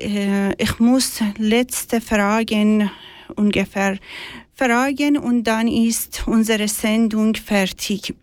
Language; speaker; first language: German; non-native, learner; Persian